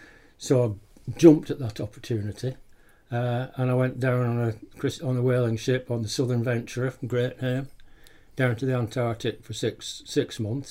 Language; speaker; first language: English; native; English